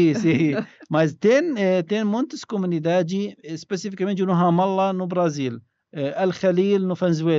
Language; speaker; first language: Portuguese; non-native, learner; Arabic